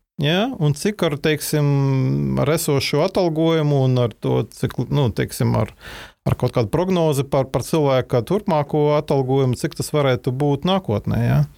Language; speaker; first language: Latvian; non-native, local second language; Russian